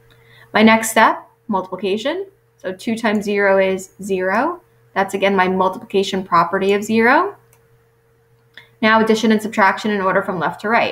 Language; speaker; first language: English; native; English